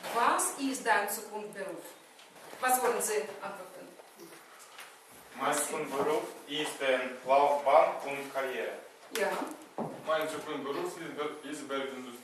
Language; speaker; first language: German; non-native, learner; Ukrainian